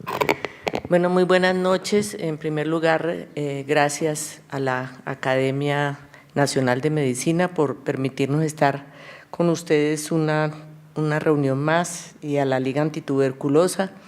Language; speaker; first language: Spanish; native; Spanish